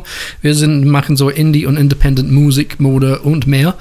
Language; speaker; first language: German; non-native, learner; English